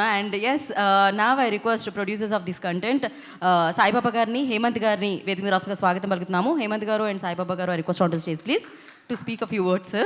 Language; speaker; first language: Telugu; native; Telugu